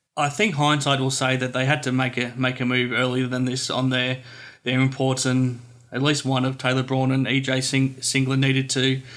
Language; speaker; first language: English; native; English